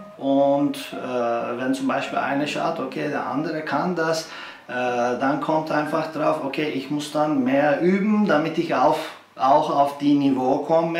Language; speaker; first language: German; non-native, fluent; Turkish